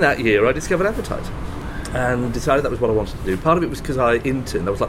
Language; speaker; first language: English; native; English